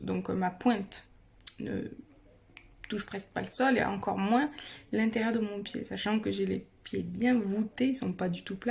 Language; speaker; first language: French; native; French